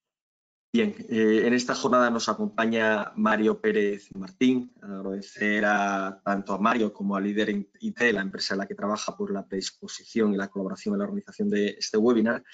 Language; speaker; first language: Spanish; native; Spanish